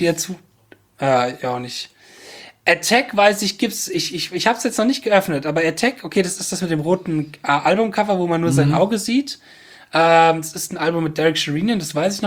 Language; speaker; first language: German; native; German